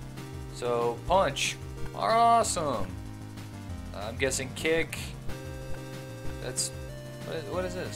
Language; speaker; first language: English; native; English